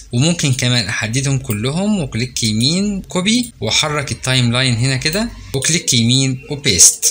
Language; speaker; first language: Arabic; native; Arabic